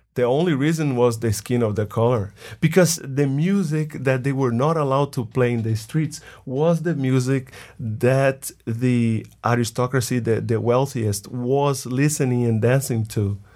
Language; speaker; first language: English; non-native, fluent; Portuguese